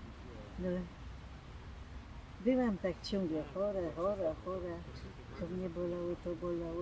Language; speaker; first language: Polish; non-native, local second language; German